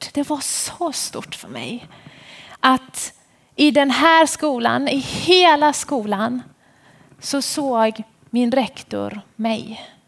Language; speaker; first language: Swedish; non-native, fluent; Persian